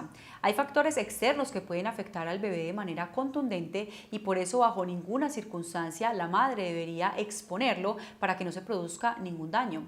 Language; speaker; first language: Spanish; native; Spanish